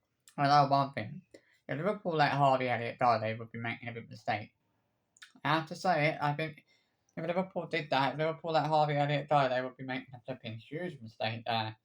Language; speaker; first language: English; native; English